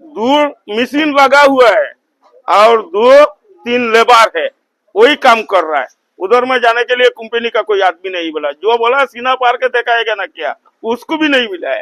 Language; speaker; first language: Hindi; non-native, local second language; Bangla